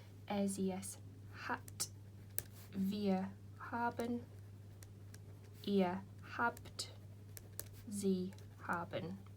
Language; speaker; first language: German; non-native, fluent; English